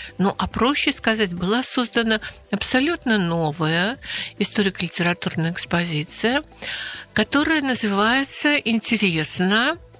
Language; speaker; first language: Russian; native; Russian